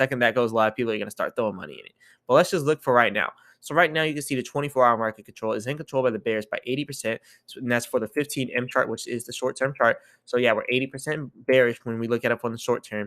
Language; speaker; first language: English; native; English